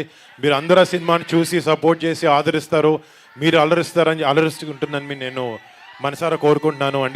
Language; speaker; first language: Telugu; native; Telugu